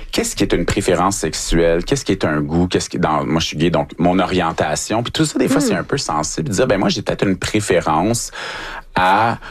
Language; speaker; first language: French; native; French